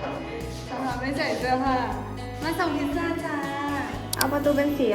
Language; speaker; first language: Thai; native; Thai